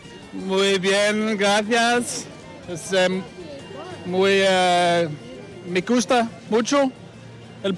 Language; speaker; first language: Spanish; non-native, learner; Danish